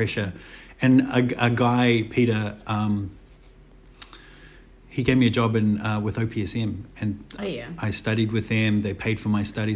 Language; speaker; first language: English; native; English